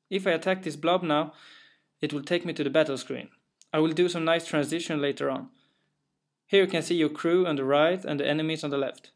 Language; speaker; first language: English; non-native, fluent; Swedish